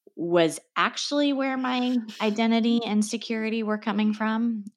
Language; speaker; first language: English; native; English